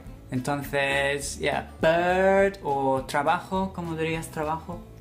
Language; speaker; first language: Spanish; non-native, fluent; English